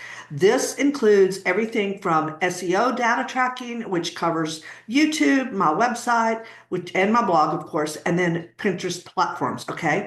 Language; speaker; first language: English; native; English